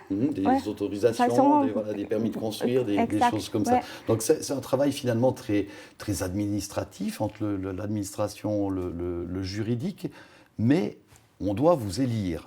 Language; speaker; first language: French; native; French